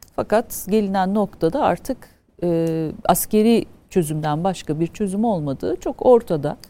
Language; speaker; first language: Turkish; native; Turkish